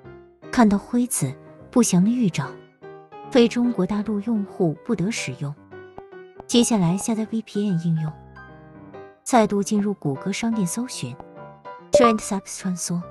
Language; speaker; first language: Chinese; native; Chinese